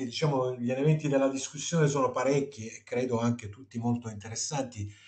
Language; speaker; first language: Italian; native; Italian